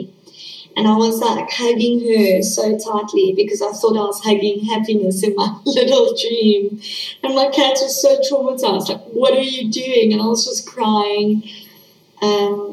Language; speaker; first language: English; native; English